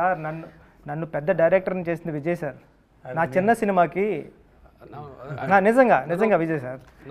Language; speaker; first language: Telugu; native; Telugu